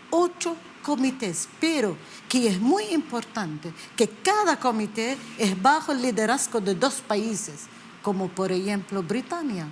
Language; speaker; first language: Spanish; non-native, learner; Arabic